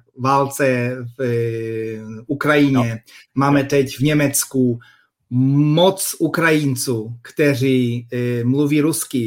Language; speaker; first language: Czech; non-native, fluent; Polish